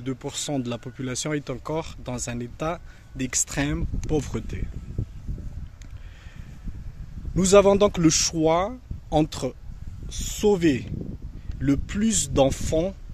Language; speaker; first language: French; non-native, local second language; Malagasy